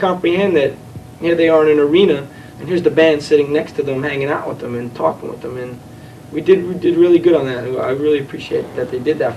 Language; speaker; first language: English; native; English